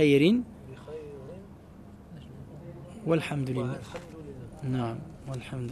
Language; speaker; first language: Arabic; non-native, fluent; French